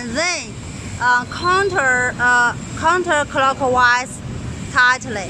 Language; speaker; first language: English; non-native, learner; Chinese